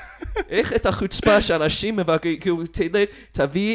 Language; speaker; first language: Hebrew; non-native, fluent; English